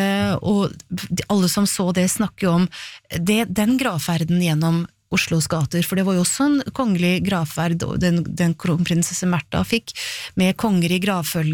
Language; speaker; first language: Norwegian; native; Norwegian